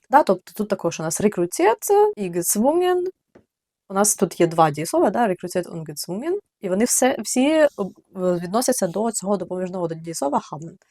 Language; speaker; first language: Ukrainian; native; Ukrainian